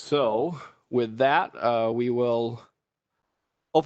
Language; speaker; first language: English; native; English